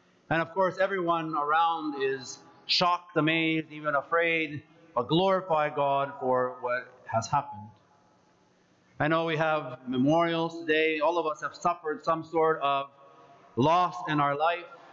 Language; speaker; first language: English; early bilingual, other home language; Greek